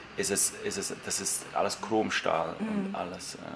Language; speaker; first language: German; native; German